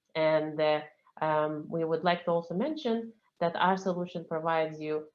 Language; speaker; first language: English; non-native, fluent; Russian